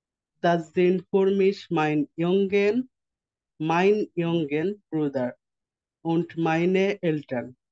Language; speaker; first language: German; non-native, learner; Bangla